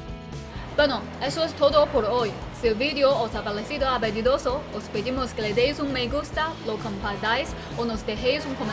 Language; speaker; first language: Spanish; non-native, fluent; Chinese